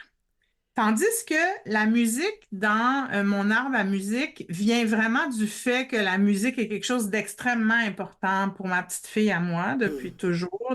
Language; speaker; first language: French; native; French